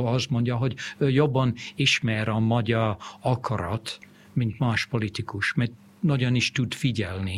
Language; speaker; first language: Hungarian; non-native, fluent; English